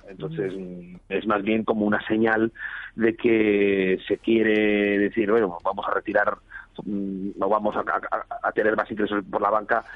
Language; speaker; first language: Spanish; native; Spanish